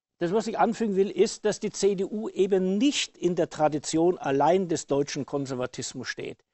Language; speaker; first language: German; native; German